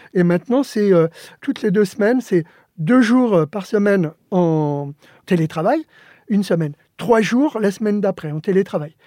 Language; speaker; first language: French; early bilingual, other home language; Spanish